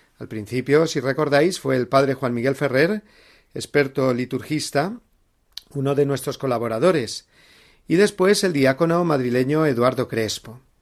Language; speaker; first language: Spanish; native; Spanish